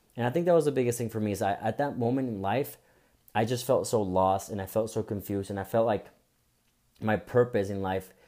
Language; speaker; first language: English; early bilingual, other home language; Spanish